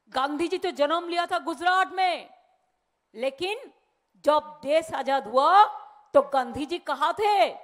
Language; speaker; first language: Hindi; non-native, local second language; Bangla